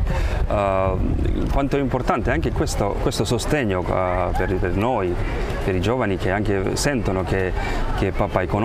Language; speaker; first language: Italian; non-native, fluent; Croatian